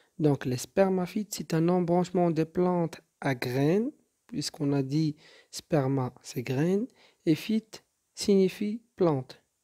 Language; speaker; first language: French; non-native, local second language; Arabic